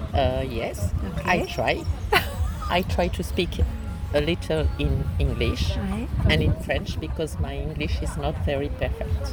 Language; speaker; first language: English; non-native, learner; French